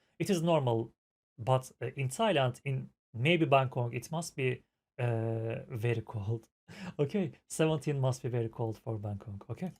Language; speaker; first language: English; non-native, fluent; Turkish